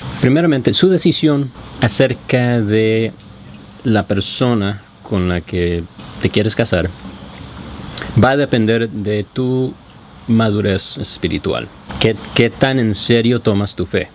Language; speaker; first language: Spanish; non-native, fluent; English